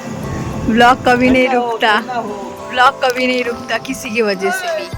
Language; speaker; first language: Hindi; non-native, local second language; Bangla